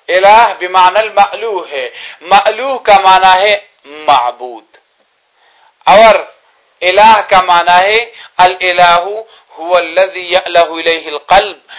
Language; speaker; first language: Urdu; non-native, local second language; Pashto